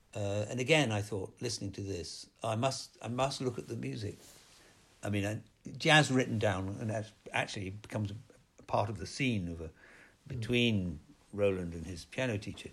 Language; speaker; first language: English; native; English